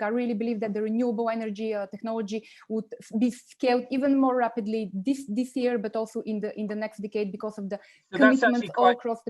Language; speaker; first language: English; non-native, fluent; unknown